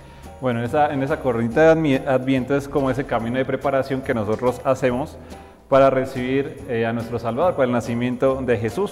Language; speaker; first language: Spanish; native; Spanish